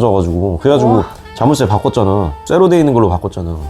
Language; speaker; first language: Korean; native; Korean